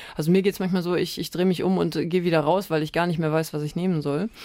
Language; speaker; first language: German; native; German